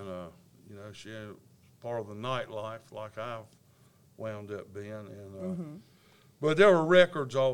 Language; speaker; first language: English; native; English